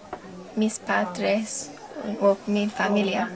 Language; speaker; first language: Spanish; non-native, learner; English